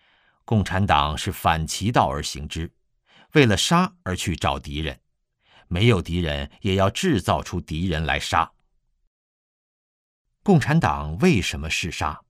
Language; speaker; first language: Chinese; native; Chinese